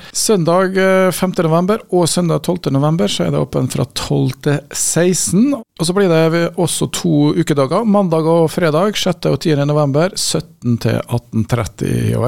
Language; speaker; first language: Norwegian; native; Norwegian